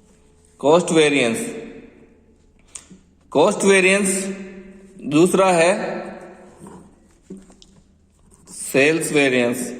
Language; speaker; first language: Hindi; native; Hindi